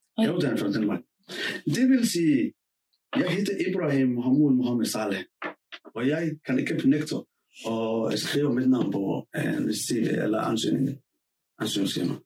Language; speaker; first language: Danish; non-native, fluent; Somali